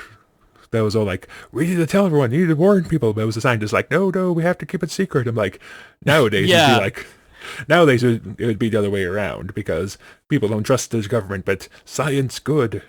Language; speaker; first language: English; native; English